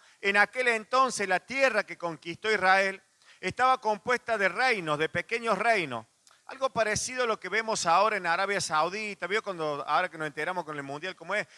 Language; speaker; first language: Spanish; native; Spanish